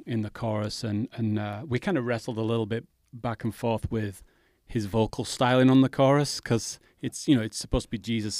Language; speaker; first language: English; native; English